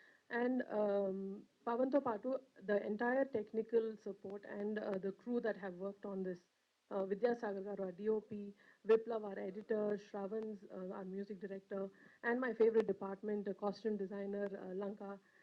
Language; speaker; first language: English; non-native, local second language; Telugu